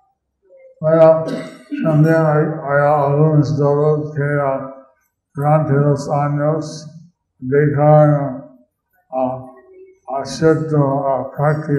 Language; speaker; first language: Spanish; non-native, learner; English